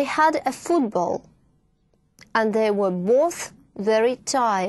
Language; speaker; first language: English; non-native, fluent; Russian